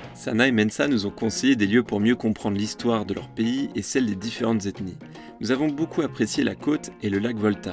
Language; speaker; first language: French; native; French